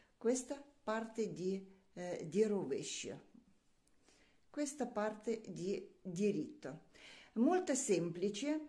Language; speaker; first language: Italian; non-native, learner; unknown